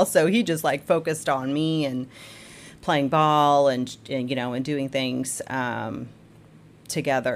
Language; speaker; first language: English; native; English